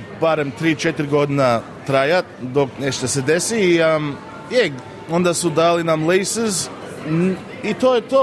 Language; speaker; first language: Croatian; early bilingual, heritage; Croatian